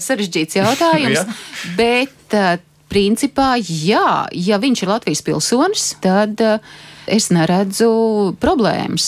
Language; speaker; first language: Latvian; native; Latvian